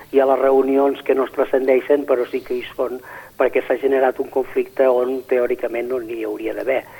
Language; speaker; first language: Catalan; native; Catalan